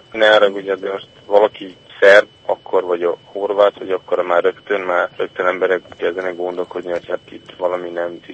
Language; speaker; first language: Hungarian; non-native, fluent; Serbian